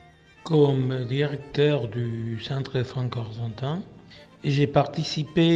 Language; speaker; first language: French; non-native, fluent; Spanish